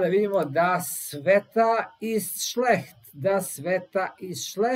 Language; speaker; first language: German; non-native, learner; Serbian